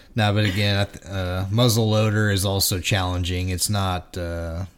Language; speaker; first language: English; native; English